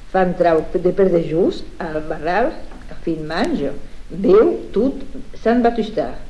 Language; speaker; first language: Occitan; native; Occitan